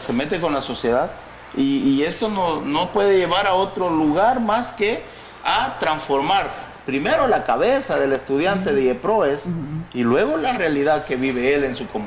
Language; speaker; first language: Spanish; native; Spanish